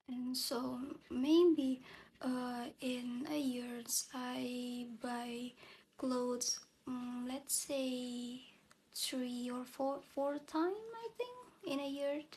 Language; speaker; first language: English; non-native, learner; Indonesian